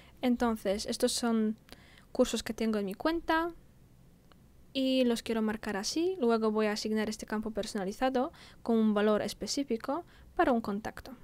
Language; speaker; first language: Spanish; non-native, fluent; Polish